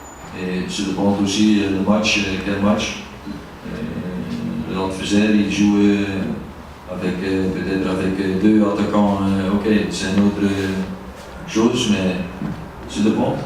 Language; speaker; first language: French; non-native, learner; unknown